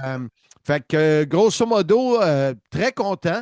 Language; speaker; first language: French; native; French